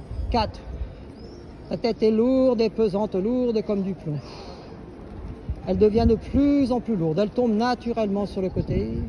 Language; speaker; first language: French; native; French